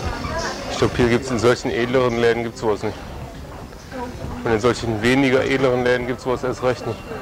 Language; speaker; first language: German; native; German